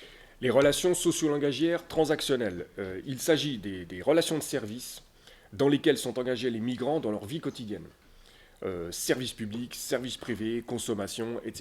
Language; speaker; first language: French; native; French